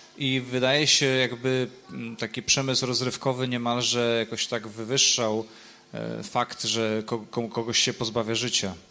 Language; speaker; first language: Polish; native; Polish